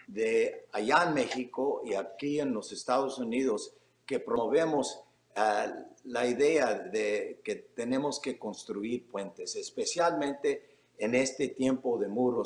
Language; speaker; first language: Spanish; early bilingual, heritage; Spanish